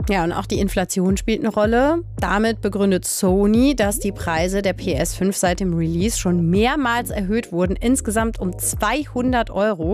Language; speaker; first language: German; native; German